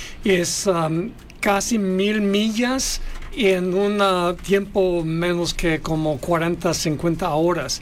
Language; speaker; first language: Spanish; non-native, learner; English